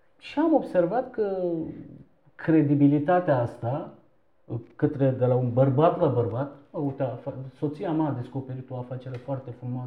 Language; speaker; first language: Romanian; non-native, fluent; Turkish